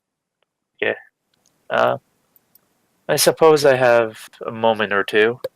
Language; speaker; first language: English; native; English